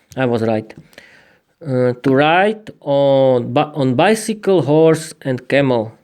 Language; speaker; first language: English; non-native, learner; Slovak